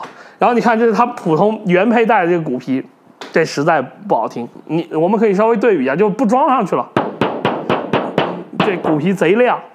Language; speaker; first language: Chinese; native; Chinese